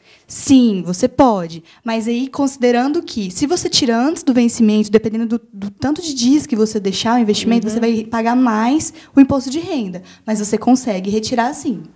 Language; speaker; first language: Portuguese; native; Portuguese